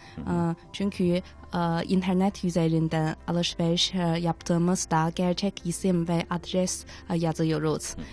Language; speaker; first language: Turkish; non-native, fluent; Chinese